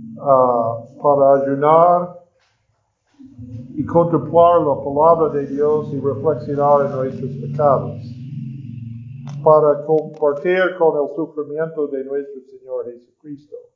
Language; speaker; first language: Spanish; non-native, learner; English